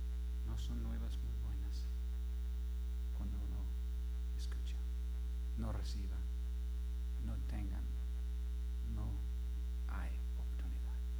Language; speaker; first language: Spanish; non-native, fluent; English